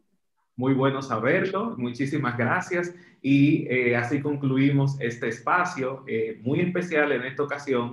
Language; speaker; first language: Spanish; native; Spanish